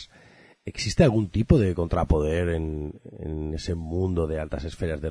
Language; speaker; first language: Spanish; native; Spanish